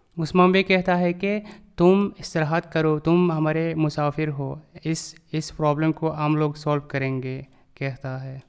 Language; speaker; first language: Urdu; non-native, learner; Turkish